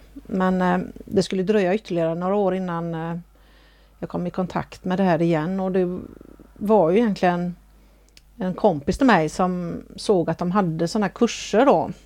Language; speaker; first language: Swedish; native; Swedish